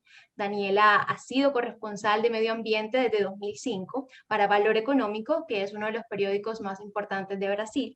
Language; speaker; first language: Spanish; native; Spanish